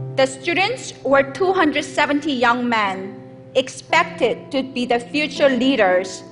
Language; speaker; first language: English; non-native, fluent; Korean